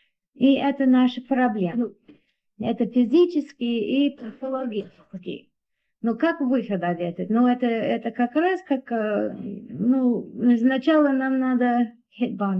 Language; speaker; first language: Russian; non-native, learner; English